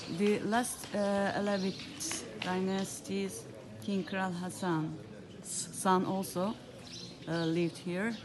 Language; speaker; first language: English; non-native, learner; Turkish